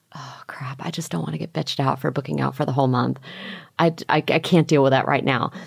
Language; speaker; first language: English; native; English